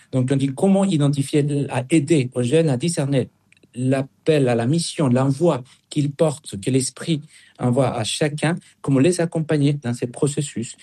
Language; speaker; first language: French; non-native, fluent; Spanish